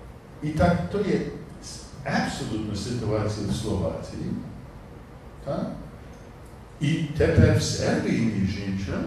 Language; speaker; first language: Polish; non-native, learner; English